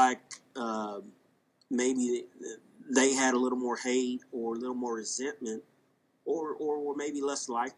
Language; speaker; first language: English; native; English